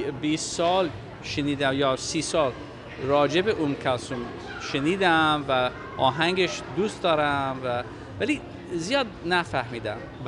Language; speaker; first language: Persian; non-native, fluent; English